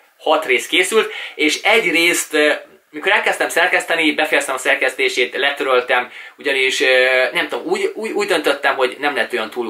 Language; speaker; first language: Hungarian; native; Hungarian